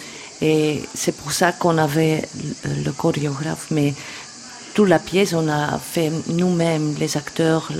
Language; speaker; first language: French; non-native, local second language; Dutch